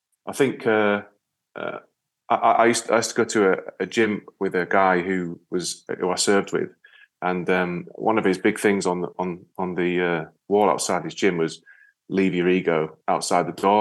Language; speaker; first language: English; native; English